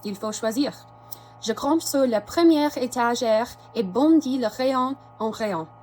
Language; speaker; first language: French; non-native, fluent; English